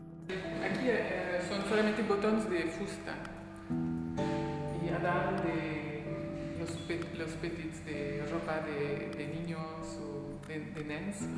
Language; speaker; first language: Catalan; non-native, learner; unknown